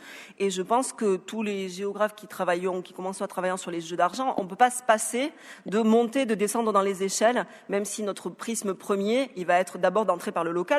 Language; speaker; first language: French; native; French